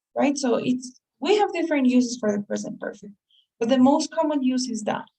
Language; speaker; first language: English; non-native, fluent; Spanish